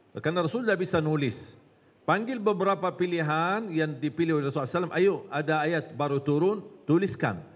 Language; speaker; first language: Indonesian; non-native, fluent; Arabic